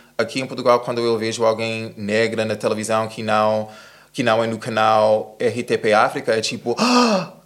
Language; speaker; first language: Portuguese; non-native, fluent; English